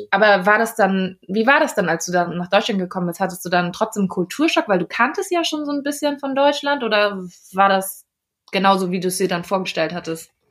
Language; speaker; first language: German; native; German